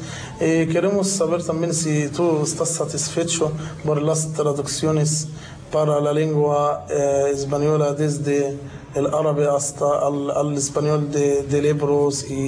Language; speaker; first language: Spanish; non-native, fluent; Arabic